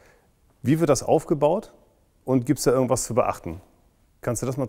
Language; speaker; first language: German; native; German